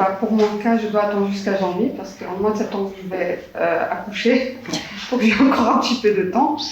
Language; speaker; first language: French; non-native, fluent; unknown